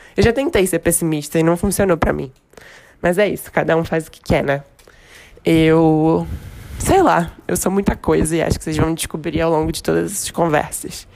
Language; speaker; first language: Portuguese; native; Portuguese